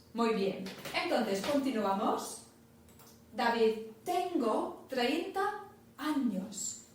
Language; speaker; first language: Spanish; non-native, fluent; English